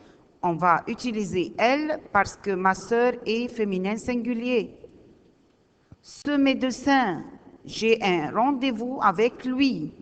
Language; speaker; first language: French; non-native, learner; Arabic